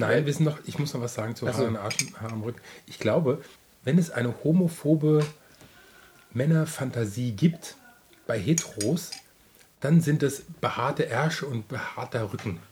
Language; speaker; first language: German; native; German